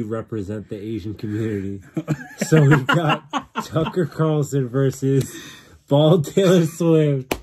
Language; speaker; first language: English; native; English